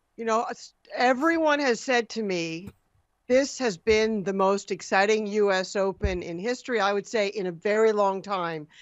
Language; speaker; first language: English; native; English